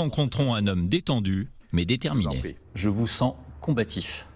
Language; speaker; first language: French; native; French